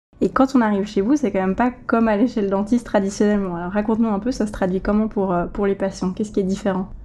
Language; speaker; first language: French; native; French